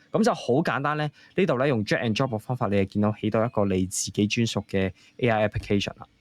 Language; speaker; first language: Cantonese; native; Cantonese